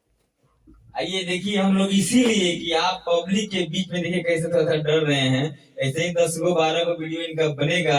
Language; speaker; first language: Hindi; non-native, local second language; Bhojpuri